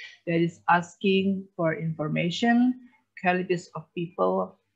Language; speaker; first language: English; non-native, fluent; Indonesian